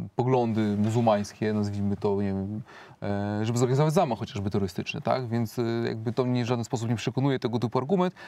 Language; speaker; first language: Polish; native; Polish